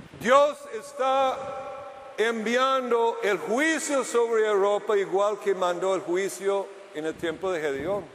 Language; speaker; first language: Spanish; non-native, fluent; English